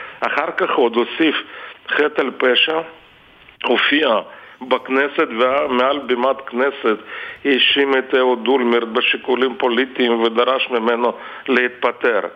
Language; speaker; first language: Hebrew; non-native, fluent; Russian